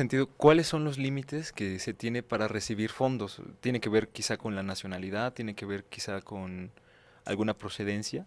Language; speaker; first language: Spanish; native; Spanish